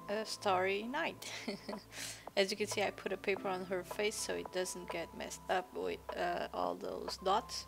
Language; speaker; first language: English; non-native, fluent; Portuguese